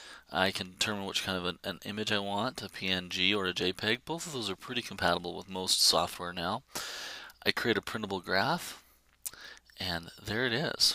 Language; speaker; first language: English; native; English